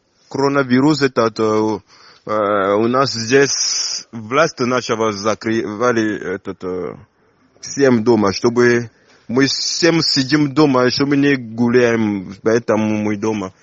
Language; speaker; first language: Russian; non-native, learner; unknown